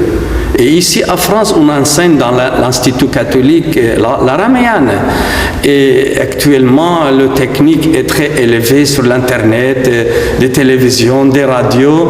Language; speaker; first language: French; non-native, fluent; Aramaic